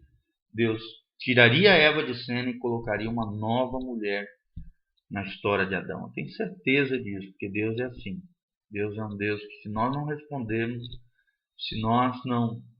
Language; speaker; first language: Portuguese; native; Portuguese